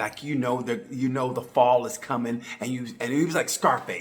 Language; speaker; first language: English; native; English